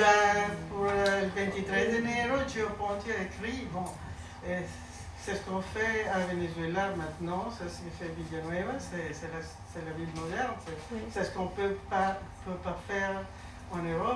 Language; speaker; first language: French; non-native, learner; Spanish